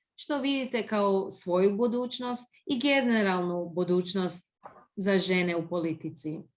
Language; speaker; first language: Bosnian; early bilingual, heritage; Croatian